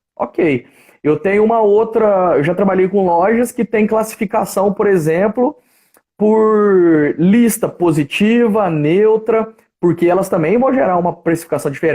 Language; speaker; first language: Portuguese; native; Portuguese